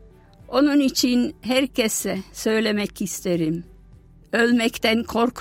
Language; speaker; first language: Turkish; non-native, fluent; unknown